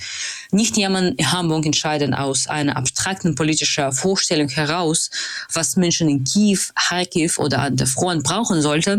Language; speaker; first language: German; non-native, fluent; Russian